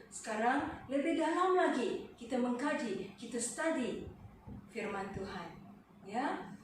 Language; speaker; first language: Malay; non-native, local second language; Chinese